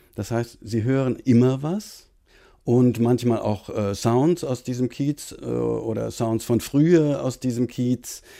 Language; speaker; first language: German; native; German